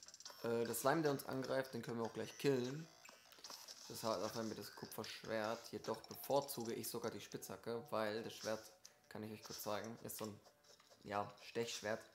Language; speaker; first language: German; native; German